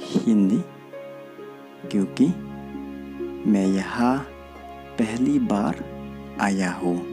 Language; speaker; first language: Hindi; non-native, local second language; Khasi